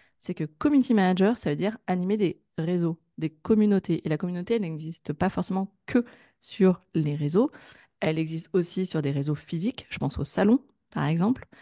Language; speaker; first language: French; native; French